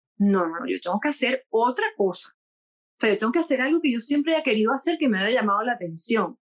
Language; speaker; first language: Spanish; native; Spanish